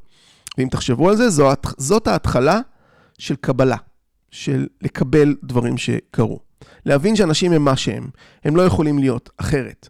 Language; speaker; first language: Hebrew; native; Hebrew